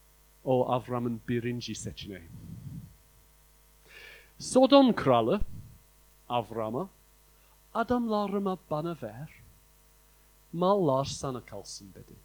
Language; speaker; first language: Turkish; non-native, fluent; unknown